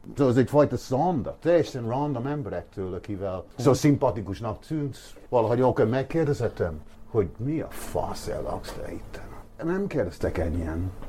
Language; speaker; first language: Hungarian; non-native, fluent; English